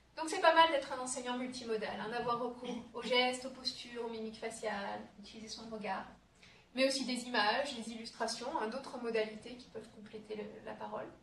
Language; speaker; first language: French; native; French